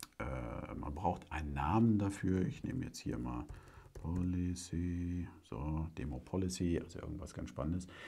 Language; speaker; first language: German; native; German